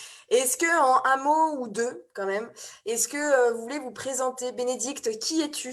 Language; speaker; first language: French; native; French